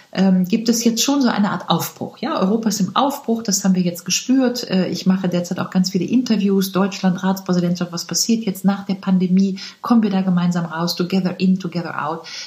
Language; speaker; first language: German; native; German